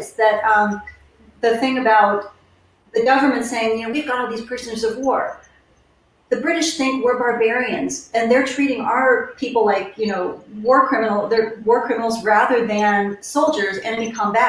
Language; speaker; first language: English; native; English